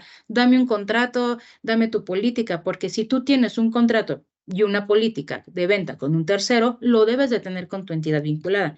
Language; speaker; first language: Spanish; native; Spanish